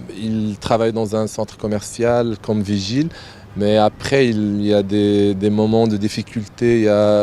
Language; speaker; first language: French; non-native, local second language; Arabic